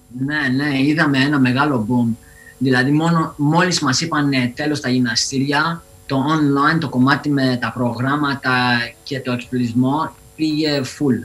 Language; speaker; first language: Greek; early bilingual, other home language; English